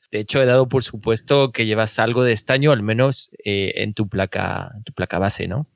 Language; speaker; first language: Spanish; non-native, fluent; French